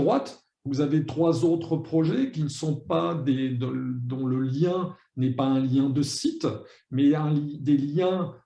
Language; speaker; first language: French; native; French